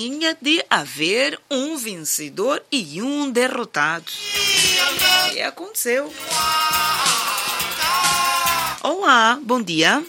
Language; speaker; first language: Portuguese; native; Portuguese